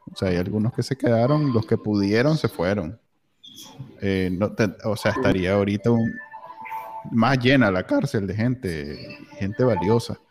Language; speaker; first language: Spanish; native; Spanish